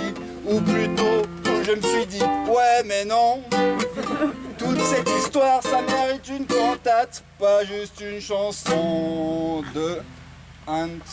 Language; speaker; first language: French; native; French